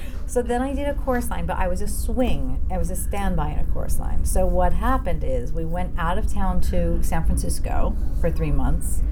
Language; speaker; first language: English; native; English